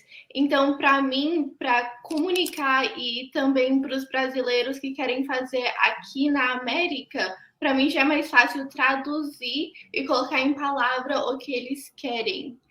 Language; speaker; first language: Portuguese; early bilingual, heritage; Portuguese